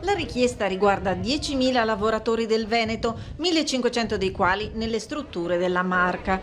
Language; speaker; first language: Italian; native; Italian